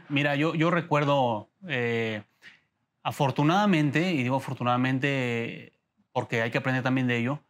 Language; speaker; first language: Spanish; native; Spanish